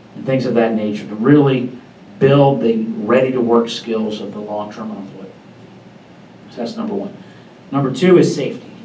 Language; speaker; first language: English; native; English